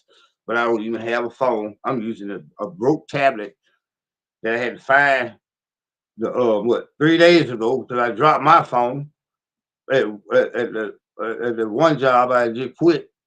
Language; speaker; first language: English; native; English